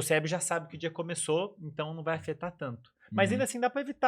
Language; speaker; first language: Portuguese; native; Portuguese